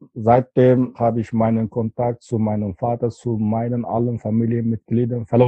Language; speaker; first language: German; non-native, fluent; Uyghur